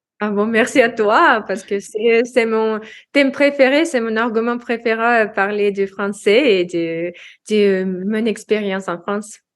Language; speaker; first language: French; non-native, learner; Russian